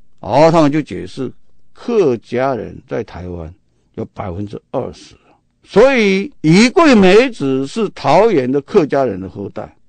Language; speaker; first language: Chinese; non-native, local second language; Min Nan Chinese